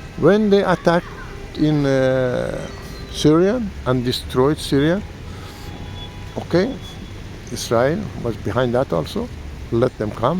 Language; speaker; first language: English; non-native, learner; Persian